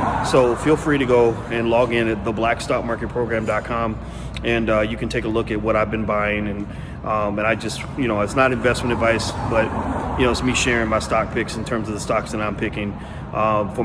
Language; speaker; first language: English; native; English